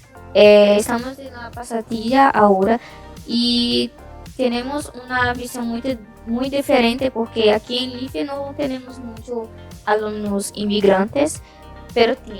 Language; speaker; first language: Spanish; non-native, learner; Portuguese